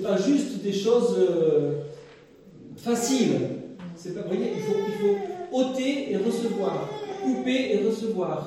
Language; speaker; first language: French; native; French